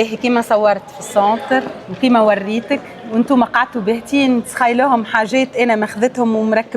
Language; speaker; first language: Arabic; native; Arabic